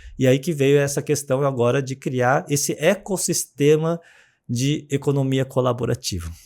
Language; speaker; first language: Portuguese; native; Portuguese